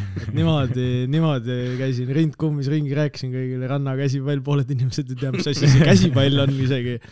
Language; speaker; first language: Estonian; native; Estonian